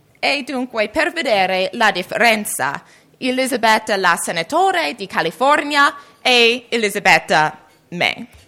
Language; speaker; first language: Italian; non-native, learner; English